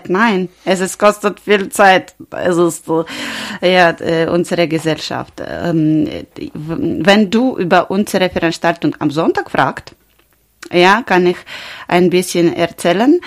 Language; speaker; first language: German; non-native, learner; Ukrainian